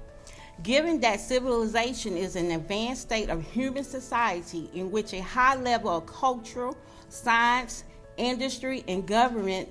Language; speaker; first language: English; native; English